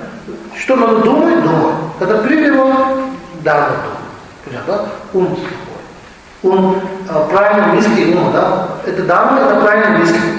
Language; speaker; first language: Russian; non-native, learner; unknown